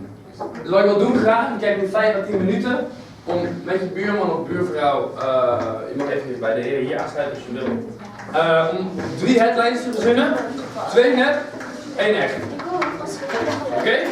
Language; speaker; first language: Dutch; native; Dutch